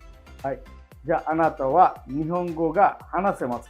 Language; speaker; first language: Japanese; non-native, fluent; Bangla